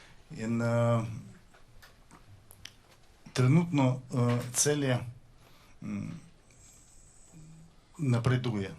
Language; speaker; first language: Slovenian; non-native, learner; Russian